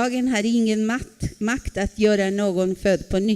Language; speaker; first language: Swedish; non-native, fluent; Spanish